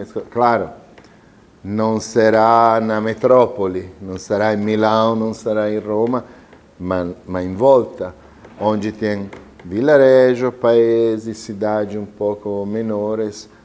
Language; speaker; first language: Portuguese; non-native, fluent; Italian